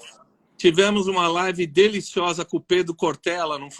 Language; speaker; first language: Portuguese; native; Portuguese